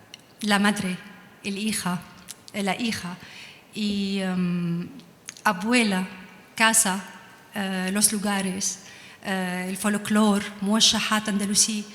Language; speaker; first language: Spanish; non-native, learner; Arabic